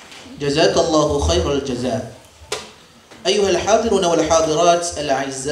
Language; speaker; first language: Arabic; non-native, fluent; Malay